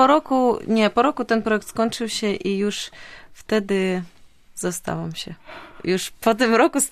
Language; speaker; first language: Polish; non-native, fluent; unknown